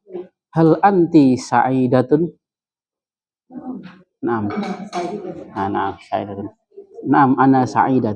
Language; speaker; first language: Arabic; non-native, fluent; Indonesian